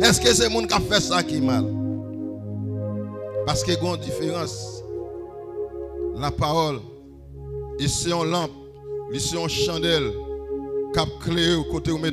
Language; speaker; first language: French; non-native, learner; Haitian Creole